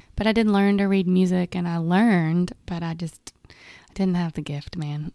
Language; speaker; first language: English; native; English